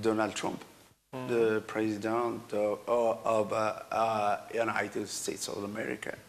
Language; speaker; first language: English; non-native, learner; Malagasy